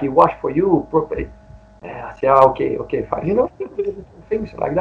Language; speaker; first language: English; non-native, learner; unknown